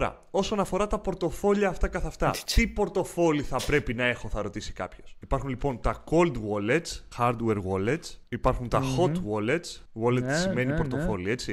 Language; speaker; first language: Greek; native; Greek